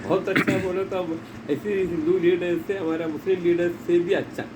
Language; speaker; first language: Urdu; non-native, local second language; Malayalam